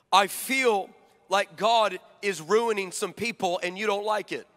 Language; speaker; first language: English; native; English